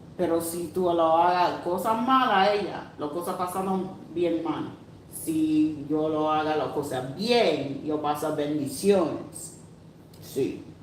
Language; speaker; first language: Spanish; non-native, learner; English